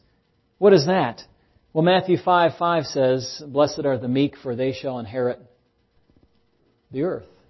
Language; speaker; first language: English; native; English